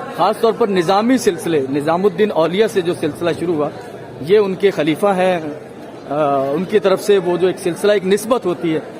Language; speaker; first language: Urdu; native; Urdu